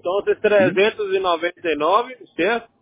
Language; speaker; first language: Spanish; non-native, learner; Portuguese